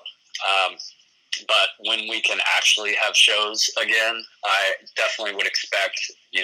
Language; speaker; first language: English; native; English